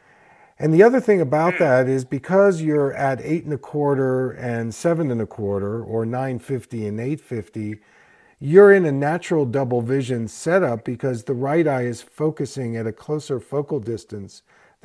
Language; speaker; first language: English; native; English